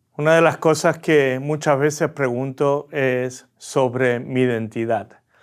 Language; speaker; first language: Spanish; early bilingual, other home language; Korean